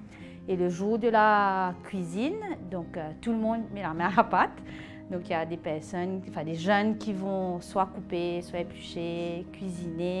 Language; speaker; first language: French; native; French